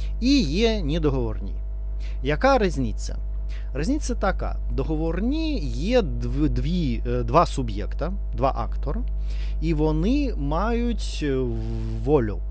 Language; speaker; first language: Ukrainian; non-native, learner; Russian